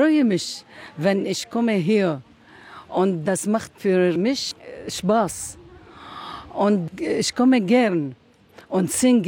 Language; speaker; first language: German; non-native, learner; Arabic